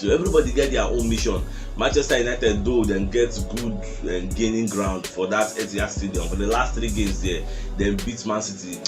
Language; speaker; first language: Nigerian Pidgin; non-native, local second language; Igbo